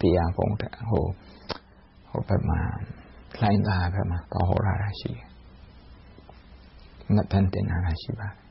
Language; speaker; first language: Burmese; non-native, local second language; Shan